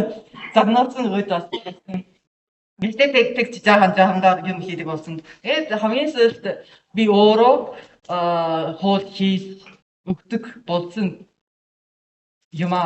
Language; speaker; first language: Mongolian; non-native, learner; Japanese